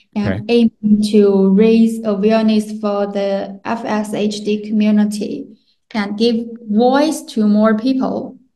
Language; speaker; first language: English; non-native, fluent; Chinese